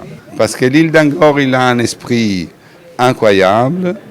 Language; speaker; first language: French; non-native, fluent; Italian